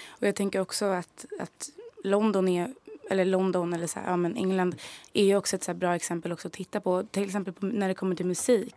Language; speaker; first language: Swedish; native; Swedish